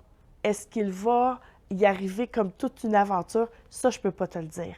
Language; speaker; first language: French; native; French